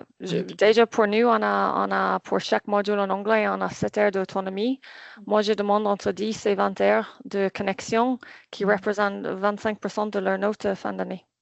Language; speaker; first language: French; non-native, fluent; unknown